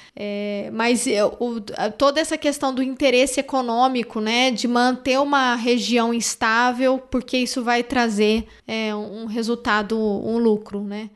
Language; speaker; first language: Portuguese; native; Portuguese